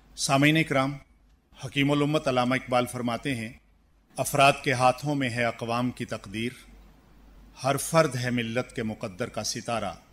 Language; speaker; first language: Urdu; native; Urdu